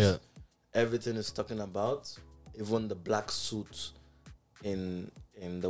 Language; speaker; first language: English; non-native, local second language; Igbo